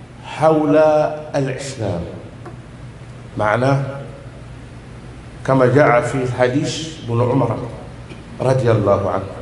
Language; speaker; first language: Arabic; non-native, fluent; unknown